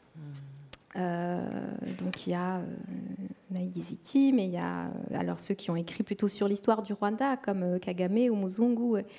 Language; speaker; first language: French; non-native, local second language; Kinyarwanda